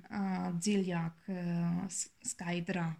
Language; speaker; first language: Latvian; non-native, learner; German